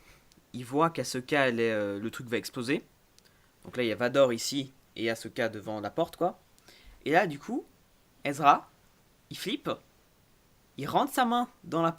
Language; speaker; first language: French; native; French